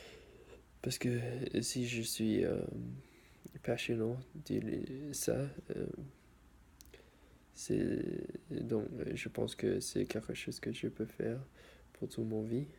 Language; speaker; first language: French; non-native, learner; English